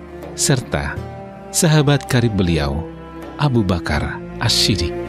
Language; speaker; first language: Indonesian; native; Indonesian